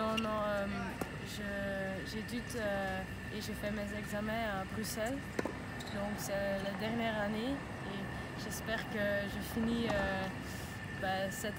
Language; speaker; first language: French; non-native, learner; Dutch